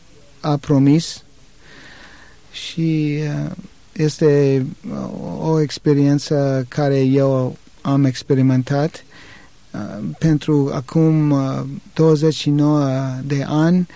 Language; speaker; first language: Romanian; non-native, learner; English